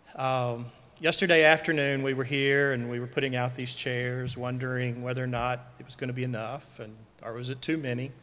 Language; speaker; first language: English; native; English